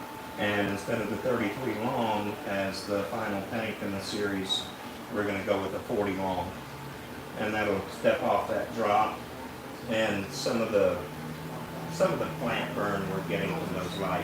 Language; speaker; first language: English; native; English